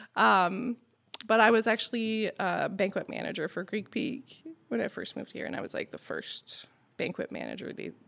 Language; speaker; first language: English; non-native, fluent; French